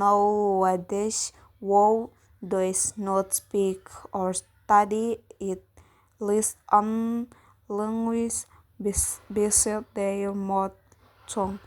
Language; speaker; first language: English; non-native, learner; Indonesian